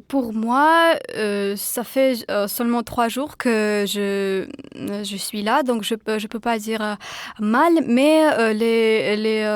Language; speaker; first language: French; non-native, fluent; Georgian